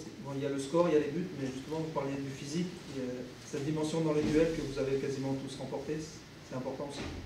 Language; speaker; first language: French; native; French